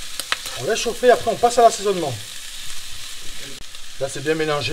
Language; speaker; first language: French; native; French